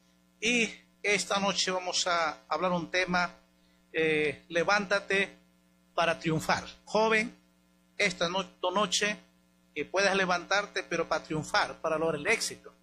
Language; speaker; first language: Spanish; native; Spanish